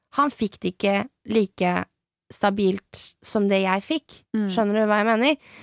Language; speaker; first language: Norwegian; early bilingual, other home language; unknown